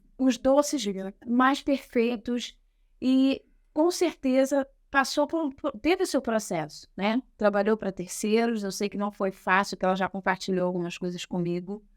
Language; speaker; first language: Portuguese; native; Portuguese